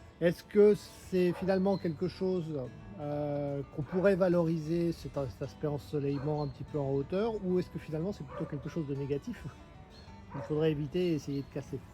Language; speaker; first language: French; native; French